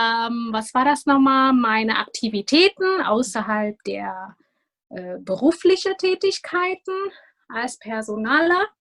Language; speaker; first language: German; non-native, fluent; Indonesian